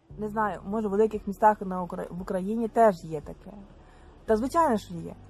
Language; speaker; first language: Ukrainian; native; Ukrainian